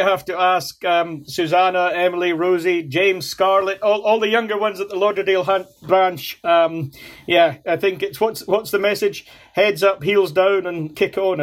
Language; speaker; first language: English; native; English